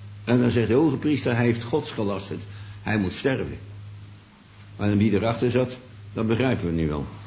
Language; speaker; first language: Dutch; native; Dutch